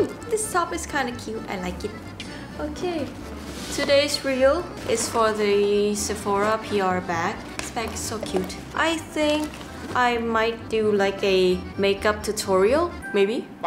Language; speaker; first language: English; non-native, fluent; Thai